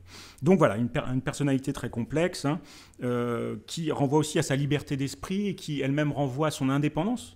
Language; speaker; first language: French; native; French